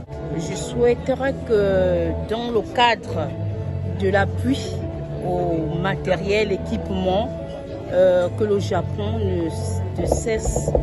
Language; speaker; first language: French; native; French